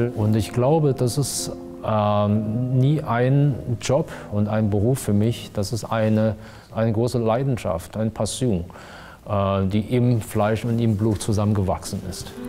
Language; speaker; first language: German; non-native, fluent; Chinese